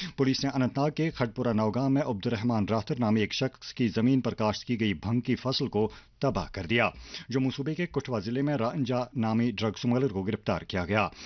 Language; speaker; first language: Urdu; non-native, local second language; Kashmiri